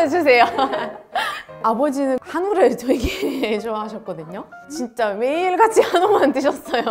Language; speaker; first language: Korean; non-native, fluent; Arabic